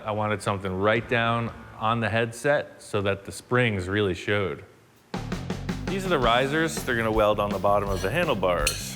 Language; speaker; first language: English; native; English